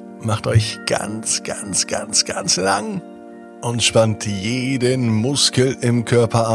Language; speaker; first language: German; native; German